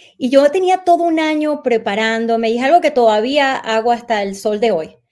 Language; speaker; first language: Spanish; native; Spanish